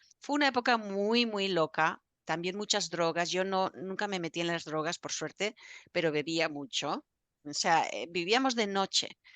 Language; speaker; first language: Spanish; native; Spanish